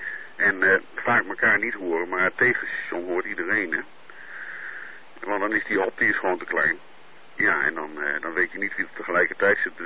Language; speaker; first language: Dutch; native; Dutch